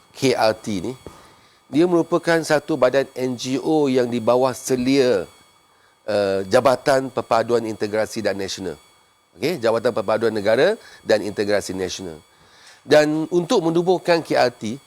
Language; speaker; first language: Malay; non-native, local second language; Chinese